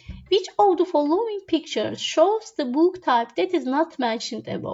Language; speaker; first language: English; non-native, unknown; Turkish